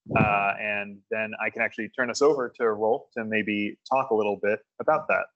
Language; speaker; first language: English; native; English